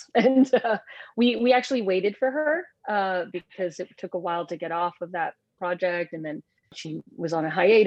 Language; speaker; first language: English; native; English